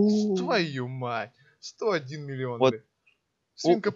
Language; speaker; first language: Russian; native; Russian